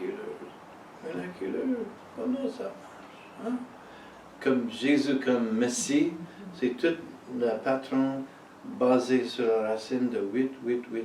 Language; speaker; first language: French; early bilingual, heritage; French